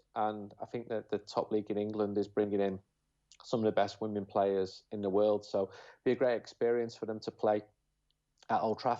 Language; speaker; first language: English; native; English